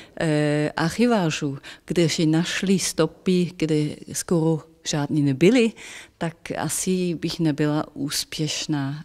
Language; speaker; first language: Czech; non-native, fluent; German